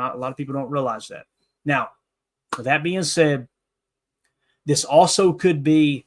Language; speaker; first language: English; native; English